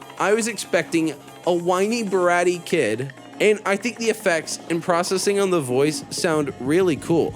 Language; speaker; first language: English; native; English